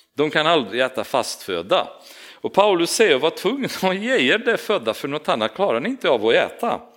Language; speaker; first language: Swedish; non-native, fluent; Romanian